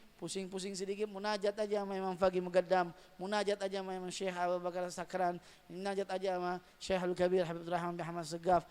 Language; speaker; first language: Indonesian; native; Indonesian